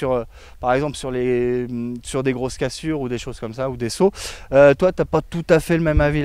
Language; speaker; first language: French; native; French